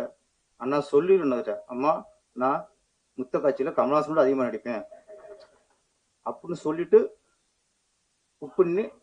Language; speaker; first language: Tamil; native; Tamil